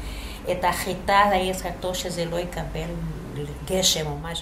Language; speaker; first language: Hebrew; non-native, fluent; Yiddish